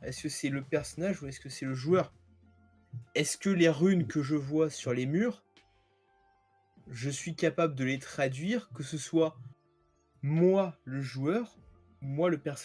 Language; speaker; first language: French; native; French